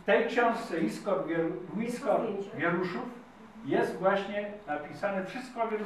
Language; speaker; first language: Polish; native; Polish